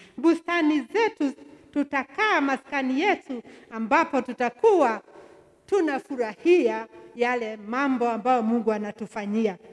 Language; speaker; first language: Swahili; non-native, local second language; Kikuyu